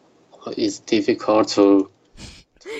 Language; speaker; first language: English; non-native, learner; Chinese